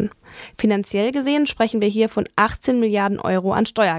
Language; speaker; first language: German; native; German